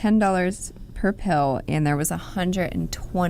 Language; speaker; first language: English; native; English